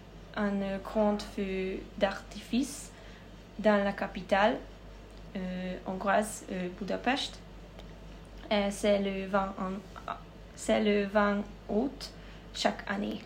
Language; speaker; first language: French; non-native, learner; Hungarian